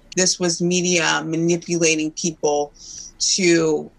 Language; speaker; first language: English; native; English